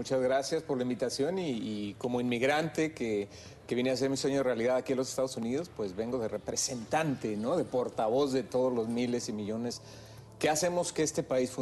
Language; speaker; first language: Spanish; early bilingual, other home language; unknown